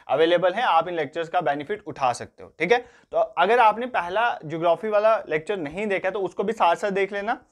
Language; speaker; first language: Hindi; non-native, local second language; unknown